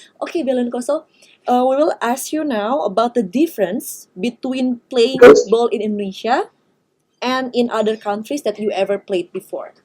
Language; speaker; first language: English; non-native, fluent; Indonesian